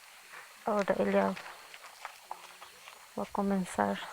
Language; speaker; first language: Spanish; non-native, local second language; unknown